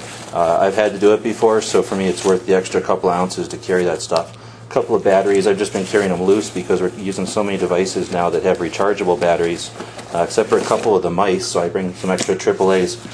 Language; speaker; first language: English; native; English